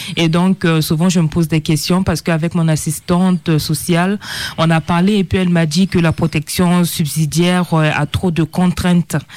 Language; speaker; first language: French; non-native, local second language; Sango